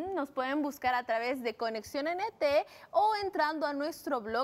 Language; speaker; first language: Spanish; native; Spanish